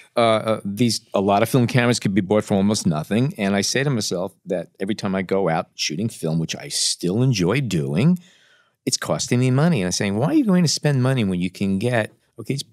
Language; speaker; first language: English; native; English